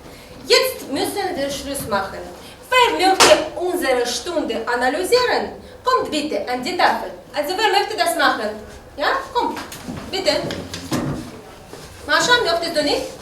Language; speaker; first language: German; non-native, fluent; Russian